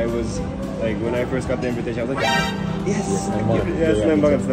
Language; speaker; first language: English; non-native, fluent; Japanese